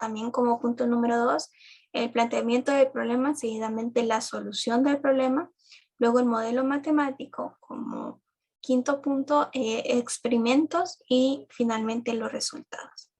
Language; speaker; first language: Spanish; native; Spanish